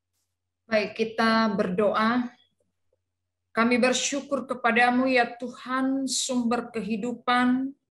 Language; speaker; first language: Indonesian; native; Indonesian